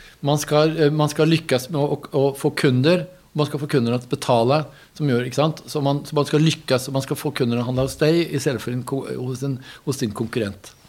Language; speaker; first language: Swedish; native; Swedish